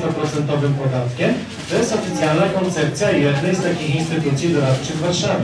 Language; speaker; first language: Polish; native; Polish